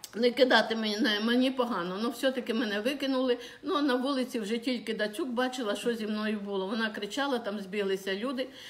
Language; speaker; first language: Ukrainian; native; Ukrainian